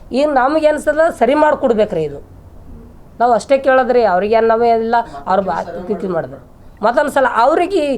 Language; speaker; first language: Kannada; native; Kannada